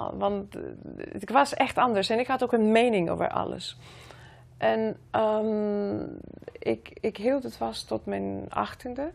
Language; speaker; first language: Dutch; non-native, fluent; Greek